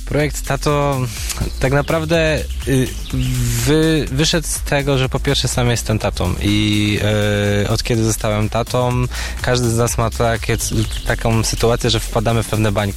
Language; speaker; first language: Polish; native; Polish